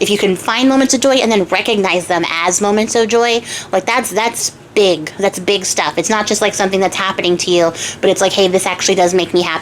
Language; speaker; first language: English; native; English